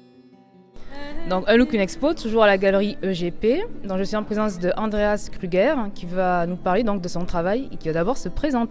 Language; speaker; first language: French; native; French